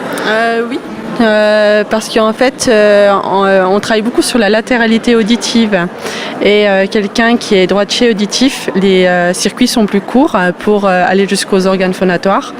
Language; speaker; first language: French; native; French